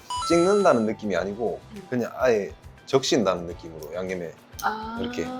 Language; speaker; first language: Korean; native; Korean